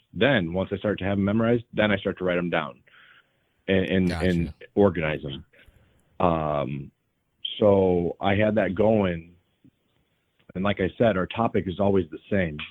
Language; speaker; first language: English; native; English